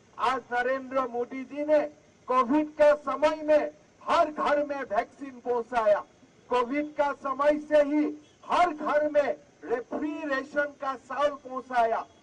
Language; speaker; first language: Hindi; non-native, local second language; Assamese